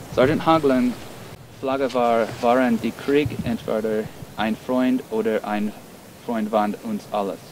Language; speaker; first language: German; non-native, learner; English